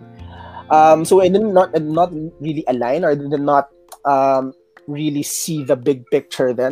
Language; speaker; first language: English; non-native, local second language; Filipino